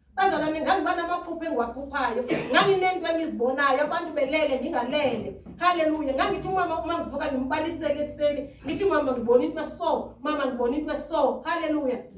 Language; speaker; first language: Zulu; non-native, local second language; Xhosa